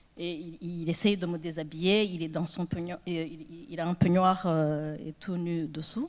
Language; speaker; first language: French; non-native, local second language; Kinyarwanda